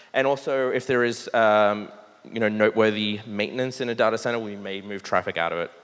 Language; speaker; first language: English; native; English